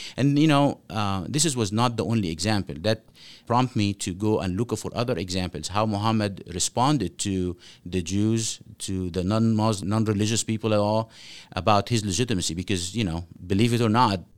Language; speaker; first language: English; non-native, fluent; Arabic